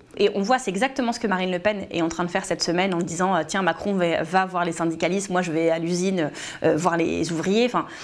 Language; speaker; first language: French; native; French